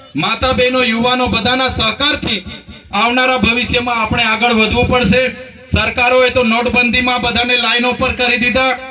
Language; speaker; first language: Gujarati; non-native, local second language; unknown